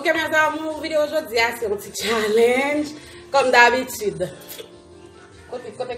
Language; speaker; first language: French; non-native, learner; Haitian Creole